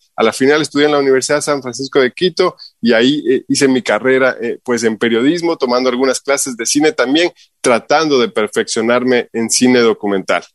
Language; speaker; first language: Spanish; native; Spanish